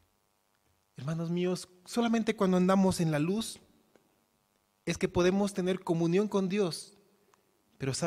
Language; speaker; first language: Spanish; native; Spanish